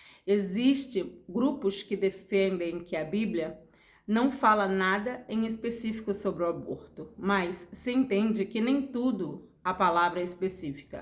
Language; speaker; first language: Portuguese; native; Portuguese